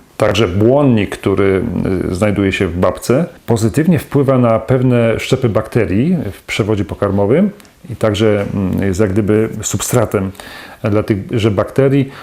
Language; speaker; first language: Polish; native; Polish